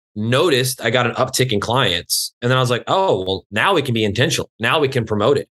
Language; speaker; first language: English; native; English